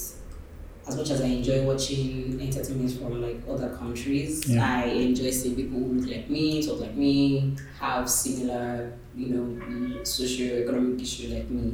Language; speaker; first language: English; non-native, local second language; Yoruba